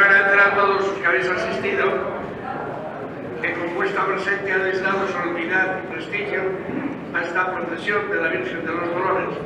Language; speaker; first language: Spanish; native; Spanish